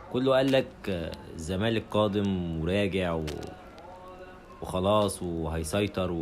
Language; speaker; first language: Arabic; native; Arabic